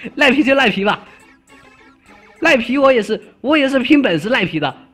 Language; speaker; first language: Chinese; native; Chinese